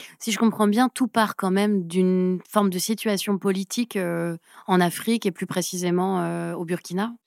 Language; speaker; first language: French; native; French